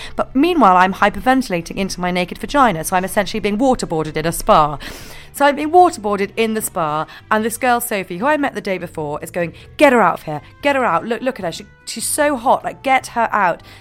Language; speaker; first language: English; native; English